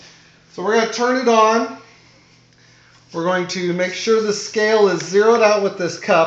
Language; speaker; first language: English; native; English